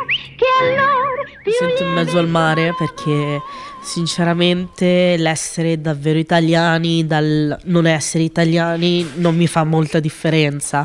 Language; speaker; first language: Italian; early bilingual, other home language; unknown